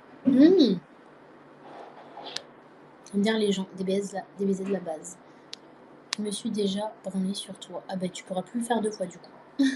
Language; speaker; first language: French; native; French